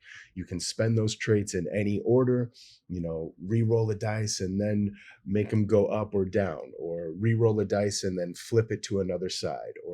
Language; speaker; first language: English; native; English